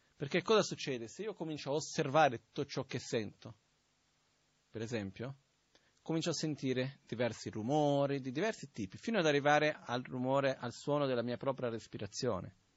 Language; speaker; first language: Italian; non-native, fluent; Portuguese